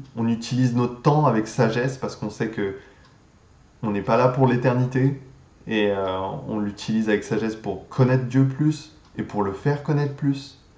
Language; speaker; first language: French; native; French